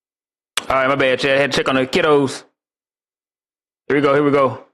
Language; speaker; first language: English; native; English